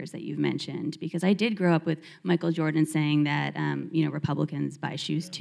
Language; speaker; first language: English; native; English